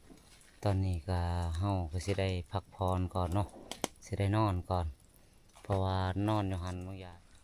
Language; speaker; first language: Thai; non-native, local second language; Northeastern Thai